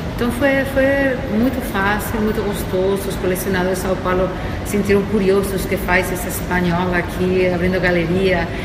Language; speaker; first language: Portuguese; non-native, fluent; Spanish